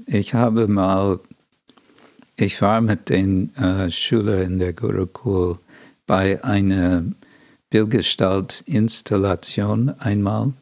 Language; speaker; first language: German; non-native, fluent; English